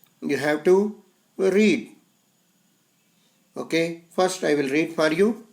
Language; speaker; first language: English; non-native, local second language; Telugu